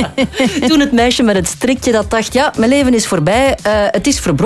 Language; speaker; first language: Dutch; native; Dutch